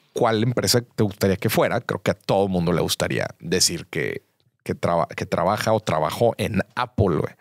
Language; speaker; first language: Spanish; native; Spanish